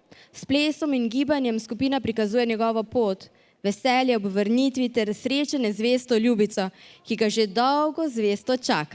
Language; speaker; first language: Slovenian; native; Slovenian